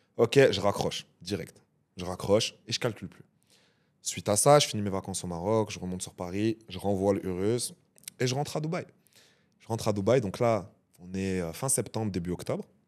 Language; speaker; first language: French; native; French